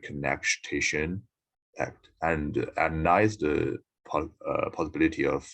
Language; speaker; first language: English; non-native, learner; Chinese